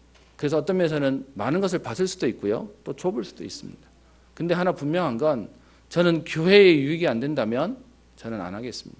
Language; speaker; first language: Korean; native; Korean